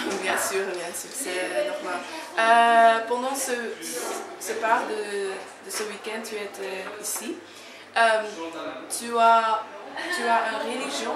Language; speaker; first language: French; non-native, learner; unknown